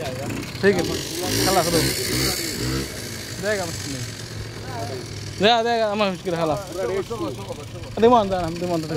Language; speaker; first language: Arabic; non-native, learner; Bangla